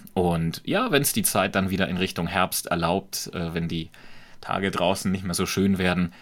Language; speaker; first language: German; native; German